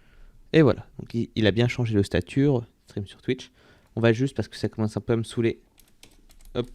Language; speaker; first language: French; native; French